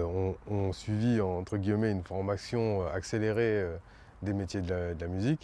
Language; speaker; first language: French; native; French